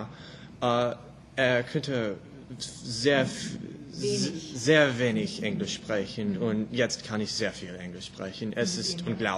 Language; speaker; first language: German; non-native, learner; English